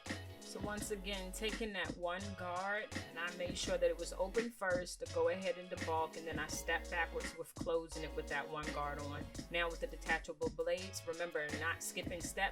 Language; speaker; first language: English; native; English